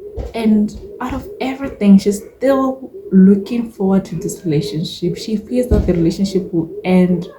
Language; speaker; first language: English; non-native, local second language; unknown